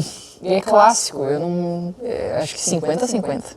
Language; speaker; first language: Portuguese; native; Portuguese